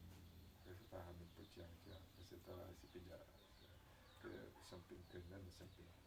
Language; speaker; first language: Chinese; non-native, learner; Indonesian